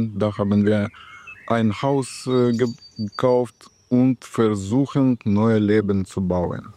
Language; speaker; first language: German; non-native, learner; Russian